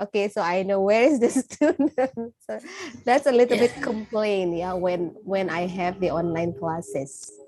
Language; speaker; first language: English; non-native, fluent; Indonesian